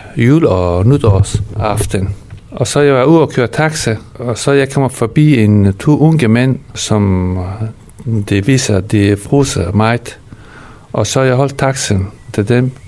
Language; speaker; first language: Danish; non-native, learner; Persian